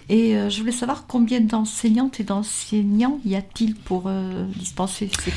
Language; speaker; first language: French; native; French